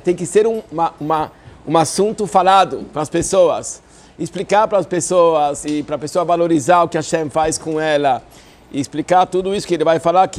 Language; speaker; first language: Portuguese; non-native, fluent; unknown